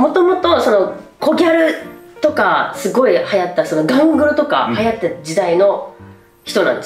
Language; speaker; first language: Japanese; native; Japanese